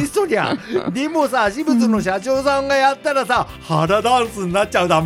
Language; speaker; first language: Japanese; native; Japanese